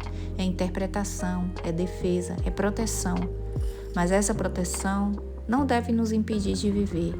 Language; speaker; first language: Portuguese; native; Portuguese